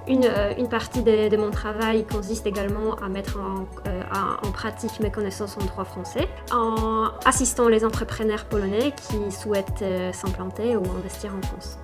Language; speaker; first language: French; non-native, fluent; Polish